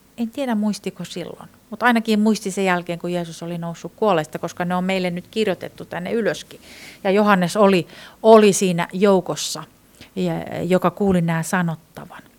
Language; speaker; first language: Finnish; non-native, fluent; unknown